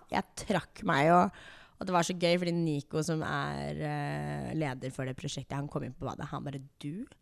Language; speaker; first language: Norwegian; early bilingual, other home language; English